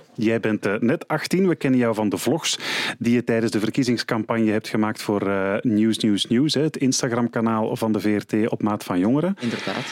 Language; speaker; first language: Dutch; native; Dutch